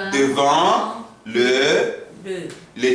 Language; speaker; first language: French; non-native, fluent; Korean